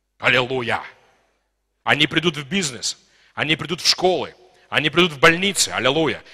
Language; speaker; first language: Russian; non-native, local second language; Ukrainian